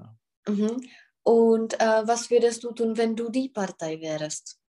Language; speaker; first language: German; non-native, fluent; Czech